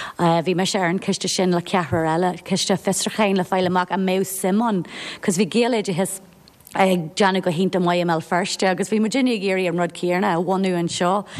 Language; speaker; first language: Irish; non-native, local second language; English